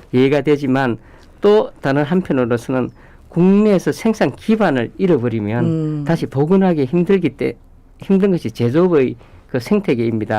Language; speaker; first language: Korean; native; Korean